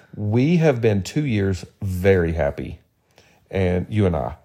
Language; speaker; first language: English; native; English